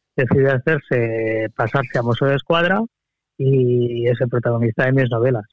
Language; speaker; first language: Spanish; native; Spanish